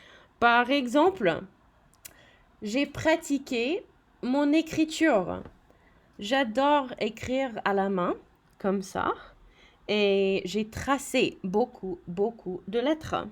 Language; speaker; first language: French; non-native, fluent; English